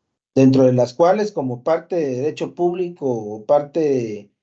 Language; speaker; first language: Spanish; native; Spanish